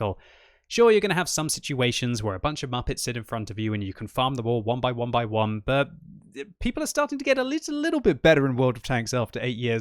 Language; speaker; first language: English; native; English